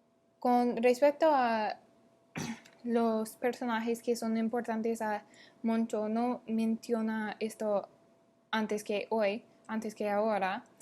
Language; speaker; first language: Spanish; non-native, learner; English